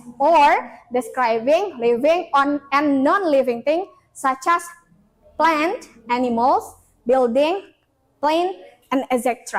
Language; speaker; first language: English; non-native, fluent; Indonesian